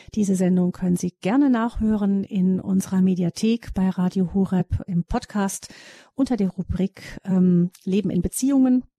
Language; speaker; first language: German; native; German